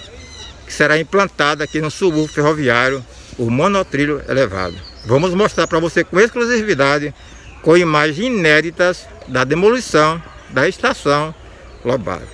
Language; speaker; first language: Portuguese; native; Portuguese